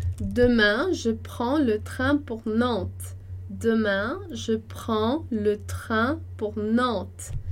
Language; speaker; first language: French; non-native, fluent; Portuguese